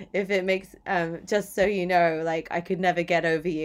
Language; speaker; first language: English; native; English